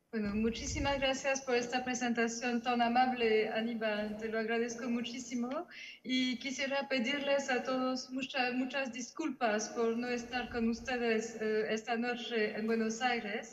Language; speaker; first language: Spanish; non-native, fluent; French